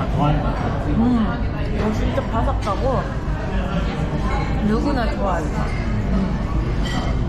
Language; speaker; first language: Korean; non-native, fluent; Japanese